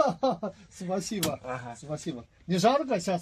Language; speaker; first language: Russian; non-native, learner; Chinese